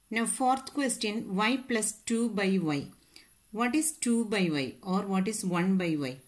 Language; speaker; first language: English; non-native, local second language; Malayalam